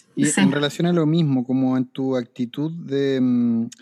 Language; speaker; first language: Spanish; native; Spanish